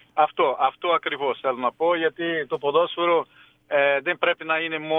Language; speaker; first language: Greek; non-native, fluent; Portuguese